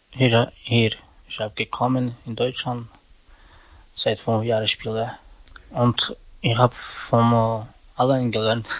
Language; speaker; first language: German; non-native, learner; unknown